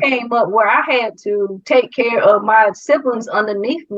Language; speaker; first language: English; native; English